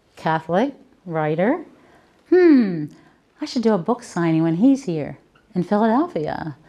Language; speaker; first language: English; native; English